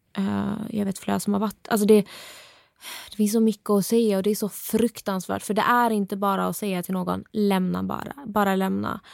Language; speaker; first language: Swedish; native; Swedish